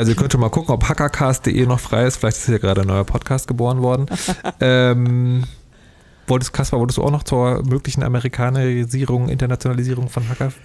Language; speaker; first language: German; native; German